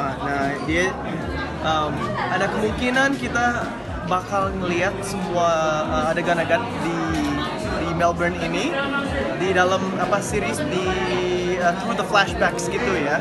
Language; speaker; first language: Indonesian; early bilingual, heritage; English